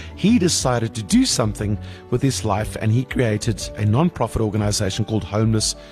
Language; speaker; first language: English; non-native, local second language; Afrikaans